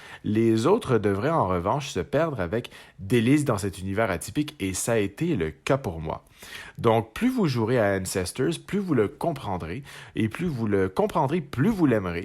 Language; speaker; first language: French; native; French